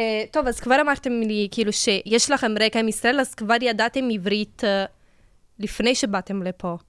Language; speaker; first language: Hebrew; non-native, fluent; Italian